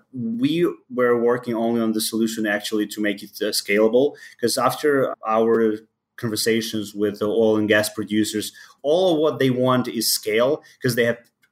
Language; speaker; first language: English; non-native, fluent; Ukrainian